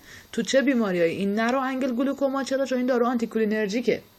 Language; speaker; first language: Persian; native; Persian